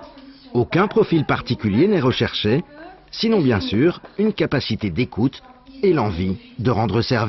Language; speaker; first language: French; native; French